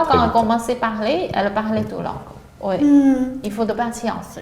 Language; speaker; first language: French; non-native, learner; Chinese